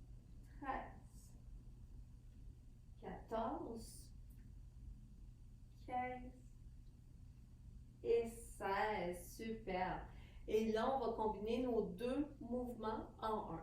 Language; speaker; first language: French; native; French